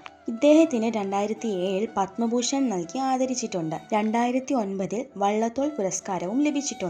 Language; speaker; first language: Malayalam; native; Malayalam